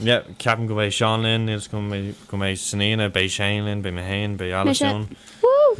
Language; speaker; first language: Irish; non-native, local second language; English